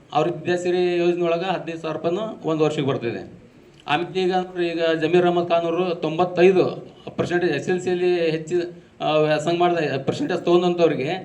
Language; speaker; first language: Kannada; non-native, local second language; Urdu